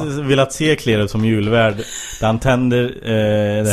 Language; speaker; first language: Swedish; native; Swedish